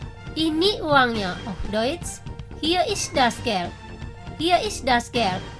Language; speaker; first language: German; non-native, fluent; Indonesian